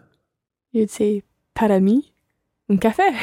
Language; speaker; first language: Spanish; non-native, learner; English